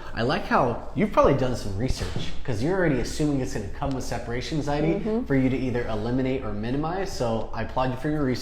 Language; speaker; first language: English; native; English